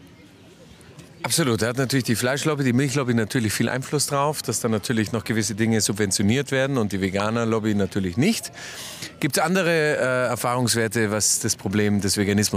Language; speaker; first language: German; native; German